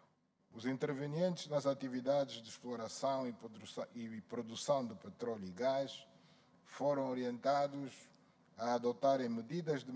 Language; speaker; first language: Portuguese; native; Portuguese